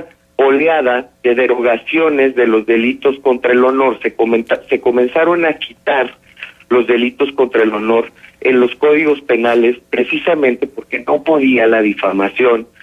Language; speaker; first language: Spanish; native; Spanish